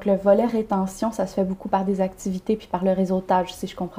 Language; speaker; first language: French; native; French